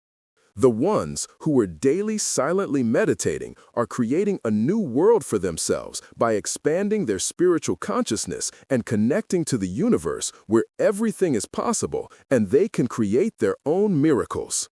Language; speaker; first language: English; non-native, fluent; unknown